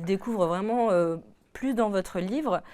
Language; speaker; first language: French; native; French